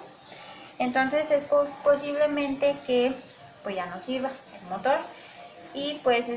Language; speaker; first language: Spanish; native; Spanish